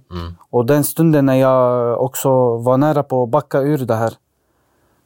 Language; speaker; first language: Swedish; early bilingual, other home language; Arabic